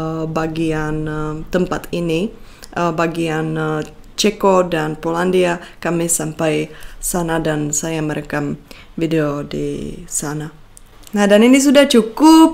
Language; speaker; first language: Indonesian; non-native, fluent; Czech